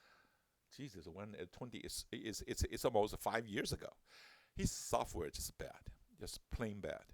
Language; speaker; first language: English; non-native, fluent; Chinese